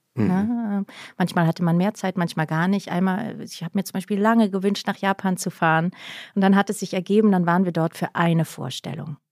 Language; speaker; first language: German; native; German